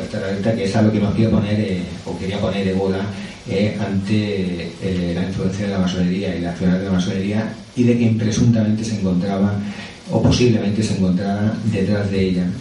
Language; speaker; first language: Spanish; native; Spanish